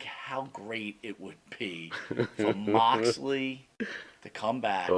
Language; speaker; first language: English; native; English